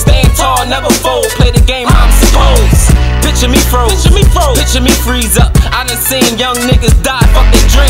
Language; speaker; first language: English; native; English